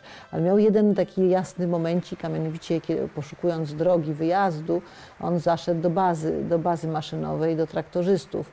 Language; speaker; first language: Polish; native; Polish